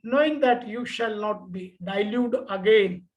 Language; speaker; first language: English; non-native, local second language; Hindi